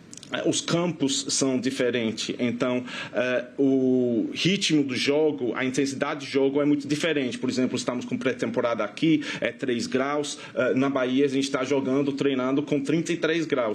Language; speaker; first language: Portuguese; non-native, fluent; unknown